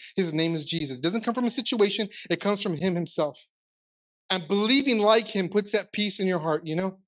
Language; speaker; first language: English; native; English